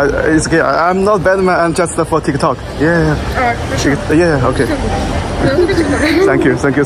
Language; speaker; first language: English; non-native, learner; Chinese